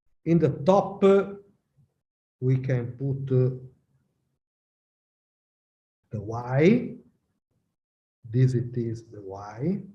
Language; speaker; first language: English; non-native, learner; Italian